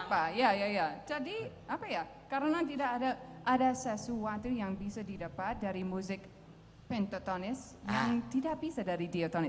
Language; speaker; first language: Indonesian; non-native, fluent; English